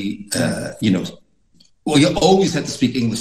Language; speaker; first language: English; non-native, fluent; Icelandic